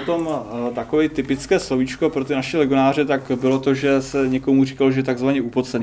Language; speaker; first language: Czech; native; Czech